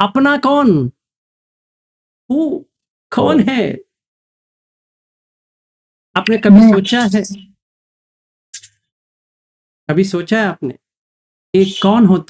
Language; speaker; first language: Hindi; native; Hindi